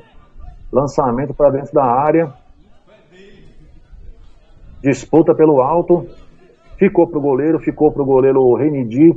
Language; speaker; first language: Portuguese; native; Portuguese